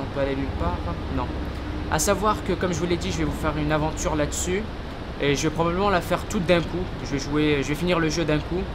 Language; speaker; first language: French; native; French